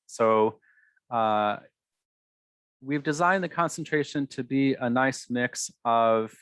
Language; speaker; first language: English; native; English